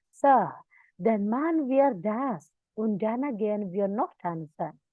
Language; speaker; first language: German; non-native, fluent; Indonesian